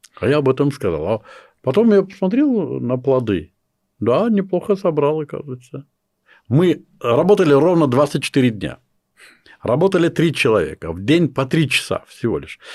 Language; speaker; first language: Russian; non-native, local second language; Kyrgyz